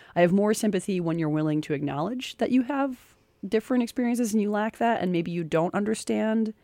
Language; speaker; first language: English; native; English